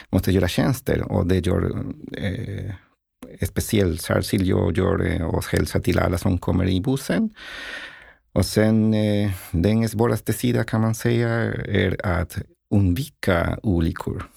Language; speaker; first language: Swedish; non-native, learner; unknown